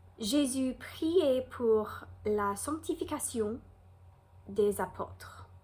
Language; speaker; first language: French; non-native, fluent; English